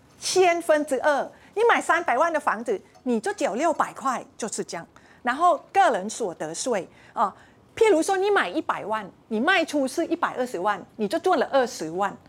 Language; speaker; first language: Chinese; non-native, fluent; Thai